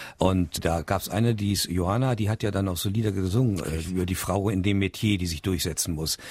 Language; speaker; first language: German; native; German